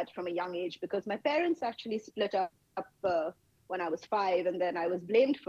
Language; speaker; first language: English; non-native, local second language; Bangla